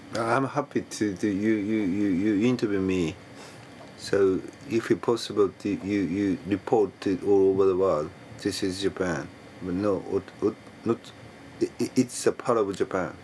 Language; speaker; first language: English; non-native, learner; Japanese